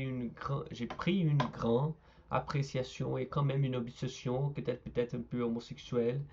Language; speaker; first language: French; non-native, learner; Portuguese